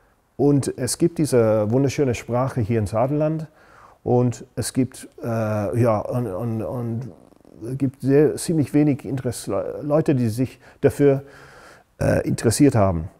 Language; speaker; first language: German; non-native, fluent; English